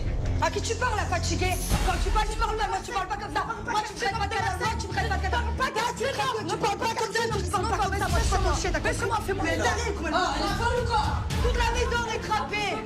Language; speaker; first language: French; native; French